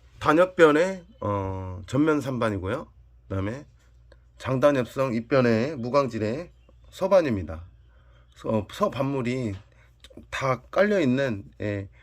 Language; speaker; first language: Korean; native; Korean